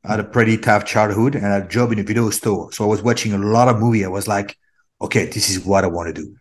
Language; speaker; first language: English; non-native, fluent; French